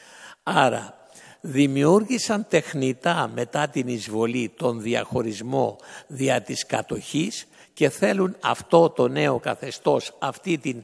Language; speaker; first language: Greek; native; Greek